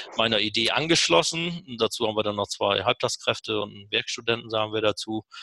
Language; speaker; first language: German; native; German